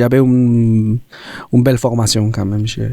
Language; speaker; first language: French; non-native, learner; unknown